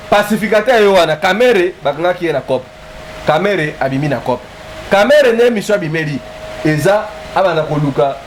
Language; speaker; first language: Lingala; native; Lingala